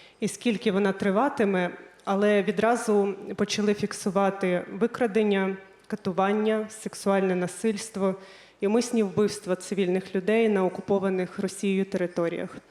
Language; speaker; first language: Ukrainian; native; Ukrainian